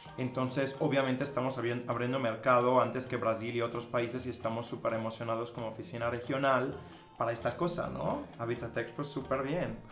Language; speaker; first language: Spanish; non-native, fluent; Italian